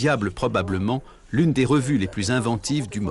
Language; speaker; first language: French; native; French